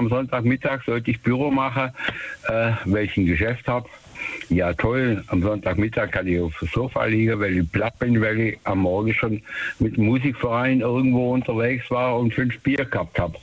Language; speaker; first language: German; native; German